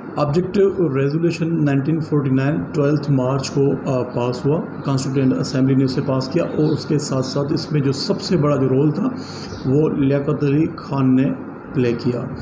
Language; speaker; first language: Urdu; non-native, local second language; Sindhi